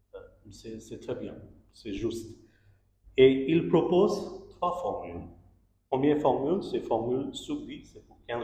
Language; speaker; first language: French; non-native, learner; Bangla